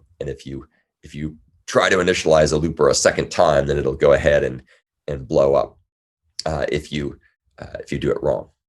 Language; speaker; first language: English; native; English